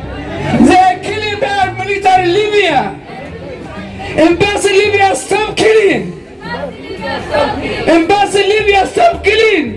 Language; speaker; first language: English; non-native, learner; Tigrinya